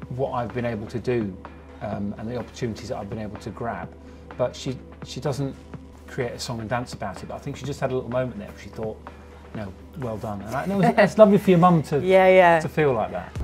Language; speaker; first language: English; native; English